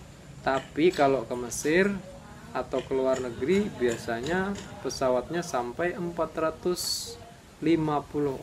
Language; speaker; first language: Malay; non-native, local second language; Javanese